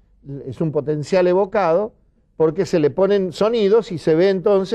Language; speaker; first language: Spanish; native; Spanish